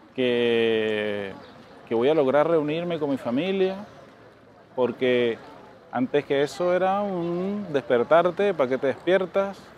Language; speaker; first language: Spanish; native; Spanish